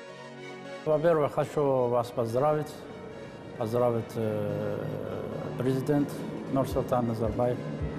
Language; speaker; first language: Russian; non-native, learner; Arabic